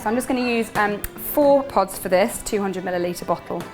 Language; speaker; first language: English; native; English